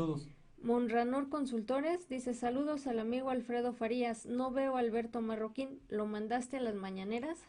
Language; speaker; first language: Spanish; native; Spanish